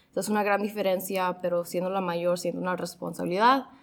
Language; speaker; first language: Spanish; early bilingual, heritage; Spanish